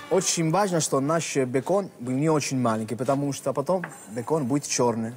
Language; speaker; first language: Russian; non-native, fluent; Italian